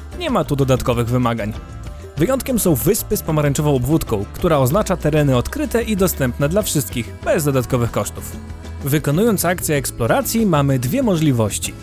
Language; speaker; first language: Polish; native; Polish